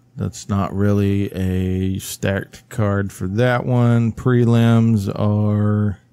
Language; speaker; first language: English; native; English